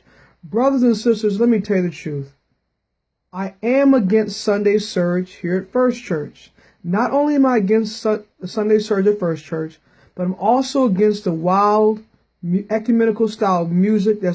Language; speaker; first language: English; native; English